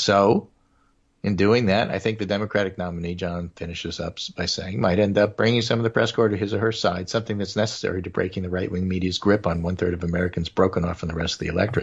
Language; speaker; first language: English; native; English